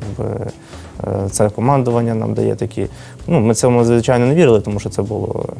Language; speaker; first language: Ukrainian; native; Ukrainian